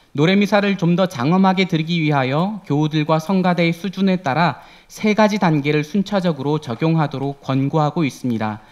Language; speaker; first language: Korean; native; Korean